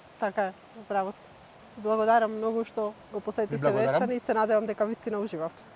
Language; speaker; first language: Macedonian; native; Macedonian